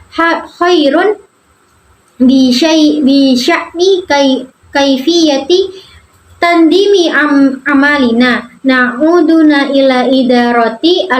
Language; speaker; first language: Arabic; non-native, learner; Indonesian